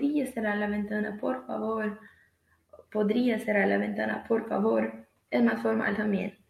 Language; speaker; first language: Spanish; non-native, fluent; Portuguese